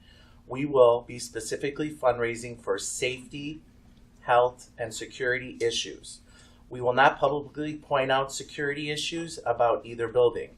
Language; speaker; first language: English; native; English